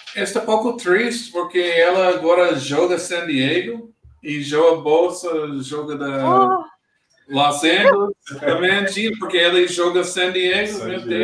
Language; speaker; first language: Portuguese; non-native, learner; English